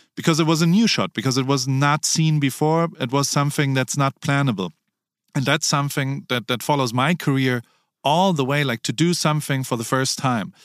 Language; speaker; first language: English; non-native, fluent; German